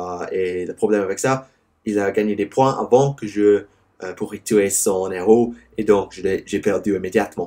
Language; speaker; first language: French; non-native, learner; English